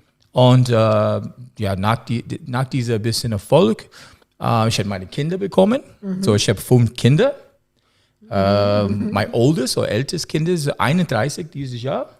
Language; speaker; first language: German; non-native, learner; English